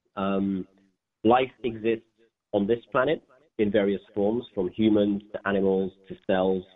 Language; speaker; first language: English; native; English